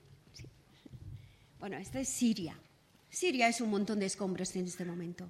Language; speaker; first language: Spanish; non-native, fluent; Persian